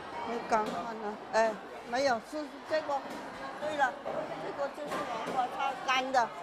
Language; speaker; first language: Chinese; non-native, local second language; Min Nan Chinese